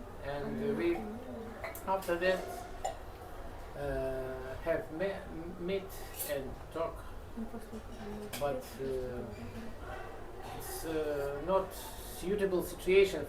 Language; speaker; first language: English; non-native, learner; Russian